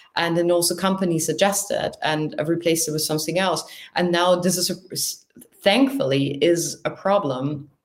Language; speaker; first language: English; non-native, fluent; German